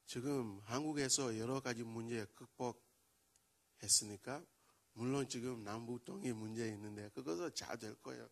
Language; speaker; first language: Korean; non-native, learner; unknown